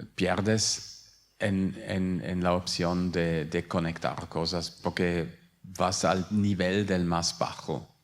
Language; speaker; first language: Spanish; non-native, fluent; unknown